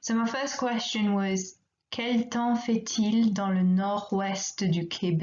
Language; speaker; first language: French; non-native, fluent; English